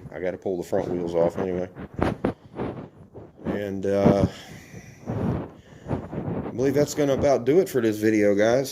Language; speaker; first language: English; native; English